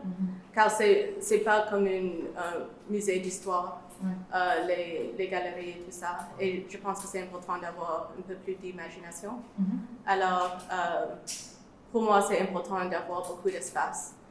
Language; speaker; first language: French; non-native, learner; English